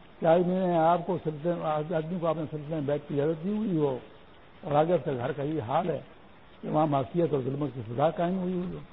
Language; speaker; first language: Urdu; non-native, local second language; Pashto